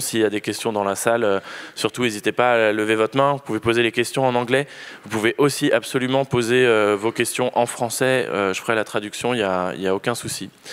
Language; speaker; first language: French; native; French